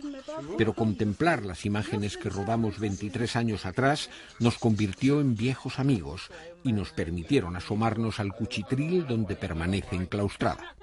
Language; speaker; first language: Spanish; native; Spanish